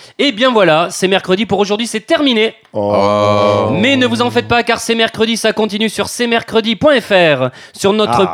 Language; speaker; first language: French; native; French